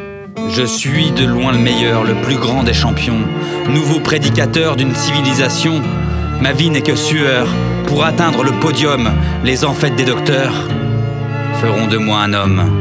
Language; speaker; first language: French; native; French